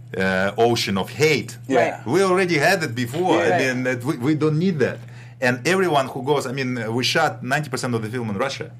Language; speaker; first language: English; non-native, fluent; Russian